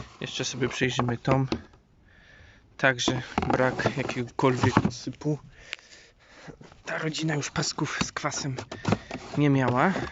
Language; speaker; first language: Polish; native; Polish